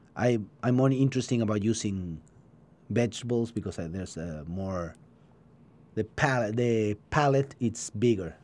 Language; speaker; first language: English; non-native, learner; Spanish